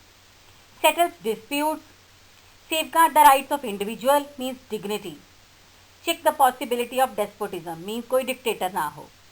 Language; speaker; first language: English; non-native, local second language; Hindi